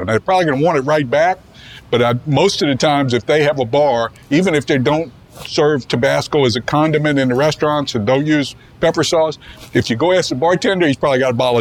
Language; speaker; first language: English; native; English